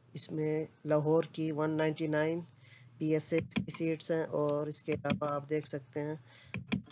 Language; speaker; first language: Urdu; non-native, local second language; Punjabi